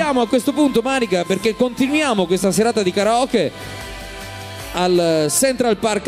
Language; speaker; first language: Italian; native; Italian